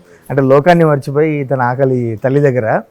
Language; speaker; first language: Telugu; native; Telugu